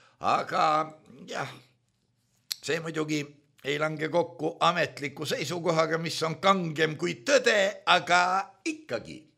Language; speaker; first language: Estonian; native; Estonian